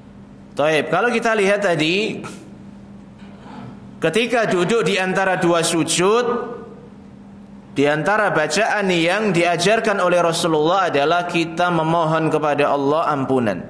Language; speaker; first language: Indonesian; native; Indonesian